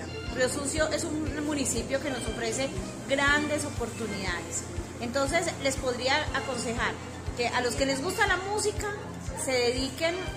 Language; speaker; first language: Spanish; native; Spanish